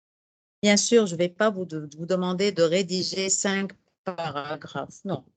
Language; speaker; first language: French; non-native, fluent; Arabic